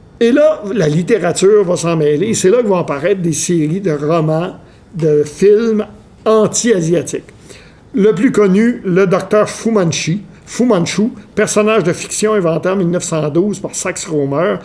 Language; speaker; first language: French; native; French